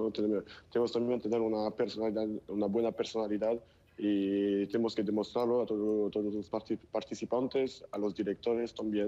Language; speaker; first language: Spanish; non-native, fluent; French